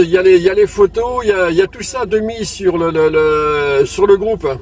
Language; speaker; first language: French; native; French